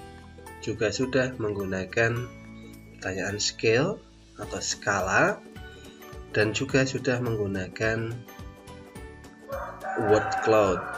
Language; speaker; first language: Indonesian; native; Indonesian